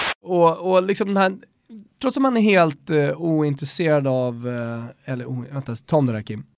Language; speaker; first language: Swedish; native; Swedish